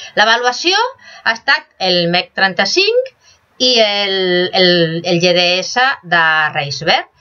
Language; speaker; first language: Catalan; non-native, local second language; Spanish